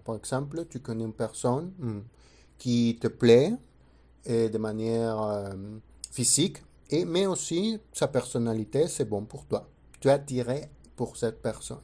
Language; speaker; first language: French; non-native, fluent; Spanish